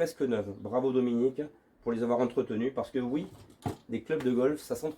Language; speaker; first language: French; native; French